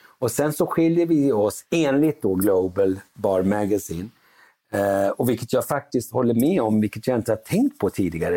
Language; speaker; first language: Swedish; early bilingual, other home language; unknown